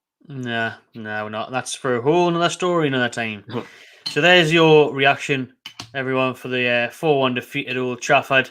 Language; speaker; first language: English; native; English